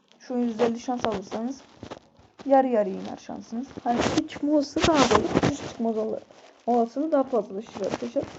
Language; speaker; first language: Turkish; native; Turkish